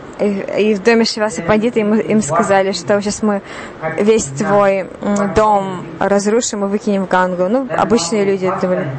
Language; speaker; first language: Russian; non-native, learner; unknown